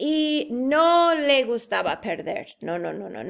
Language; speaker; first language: Spanish; non-native, fluent; English